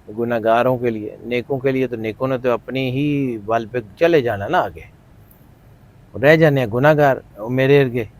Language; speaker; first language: Urdu; non-native, local second language; Punjabi